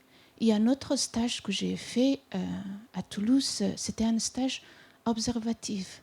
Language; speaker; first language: French; non-native, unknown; Persian